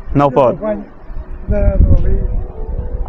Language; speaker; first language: Portuguese; non-native, learner; Bangla